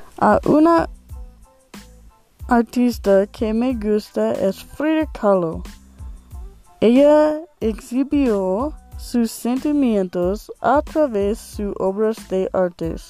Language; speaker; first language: Spanish; non-native, learner; English